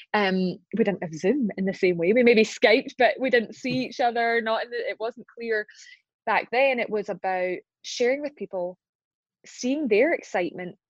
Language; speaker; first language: English; native; English